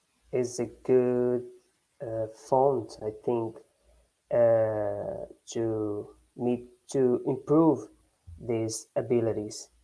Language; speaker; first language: English; non-native, learner; Portuguese